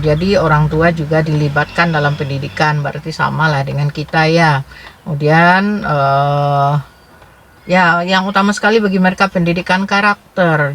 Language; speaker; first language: Indonesian; native; Indonesian